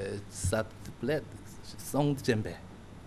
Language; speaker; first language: French; non-native, fluent; Korean